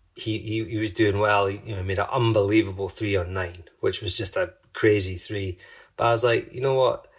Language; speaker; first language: English; native; English